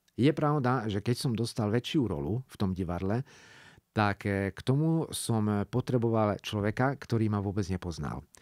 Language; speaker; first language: Slovak; non-native, local second language; Hungarian